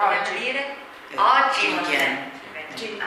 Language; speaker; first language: Italian; non-native, fluent; Chinese